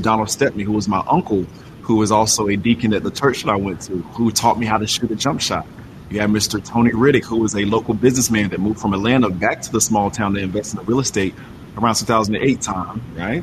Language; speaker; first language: English; native; English